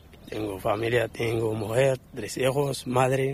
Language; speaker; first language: Spanish; non-native, learner; Arabic